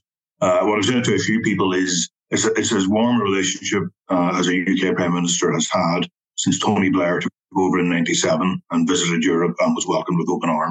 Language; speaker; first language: English; native; English